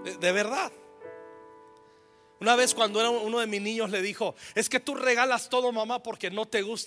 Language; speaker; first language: Spanish; native; Spanish